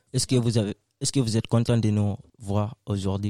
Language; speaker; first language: French; non-native, local second language; Fula